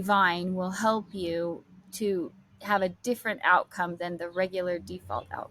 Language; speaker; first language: English; native; English